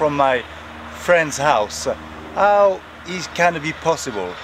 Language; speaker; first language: English; non-native, learner; French